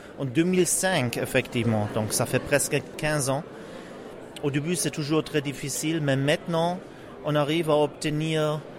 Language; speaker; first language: French; non-native, fluent; Czech